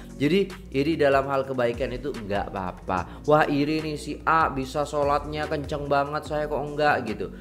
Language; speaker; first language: Indonesian; native; Indonesian